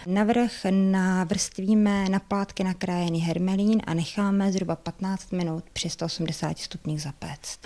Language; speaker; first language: Czech; native; Czech